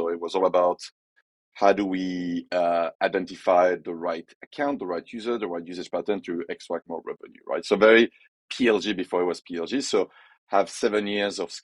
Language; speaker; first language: English; non-native, fluent; French